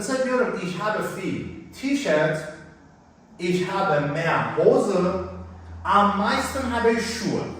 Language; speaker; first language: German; non-native, fluent; Turkish